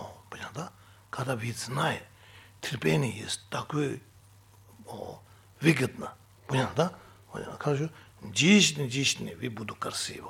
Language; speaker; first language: Russian; non-native, fluent; Tibetan